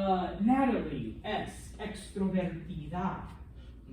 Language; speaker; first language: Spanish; non-native, fluent; English